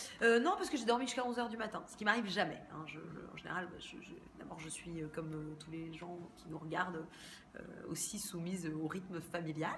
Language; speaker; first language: French; native; French